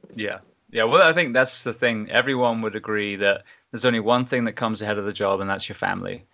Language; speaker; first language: English; native; English